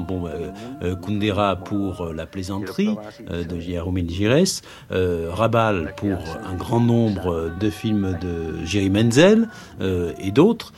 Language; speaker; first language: French; native; French